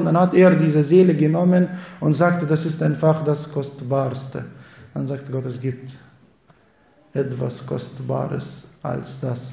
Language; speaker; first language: German; non-native, fluent; Arabic